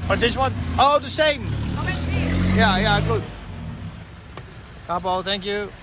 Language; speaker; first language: English; non-native, learner; Dutch